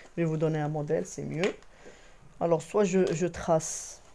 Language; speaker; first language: French; non-native, local second language; Arabic